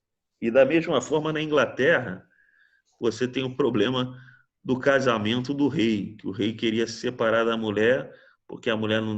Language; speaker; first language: Portuguese; native; Portuguese